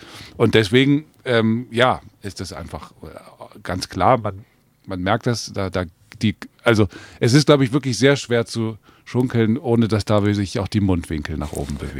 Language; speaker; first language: German; native; German